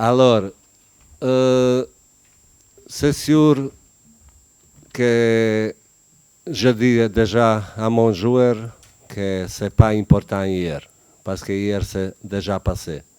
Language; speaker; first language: French; non-native, learner; Bosnian